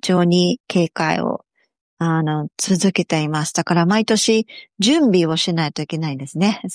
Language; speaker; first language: Japanese; native; Japanese